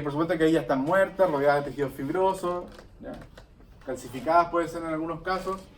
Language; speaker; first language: Spanish; native; Spanish